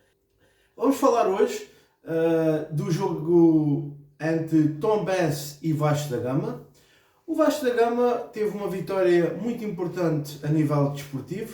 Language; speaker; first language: Portuguese; native; Portuguese